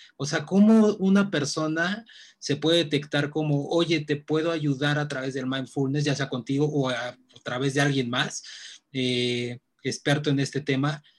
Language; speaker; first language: Spanish; native; Spanish